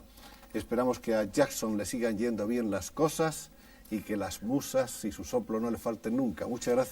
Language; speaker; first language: Spanish; native; Spanish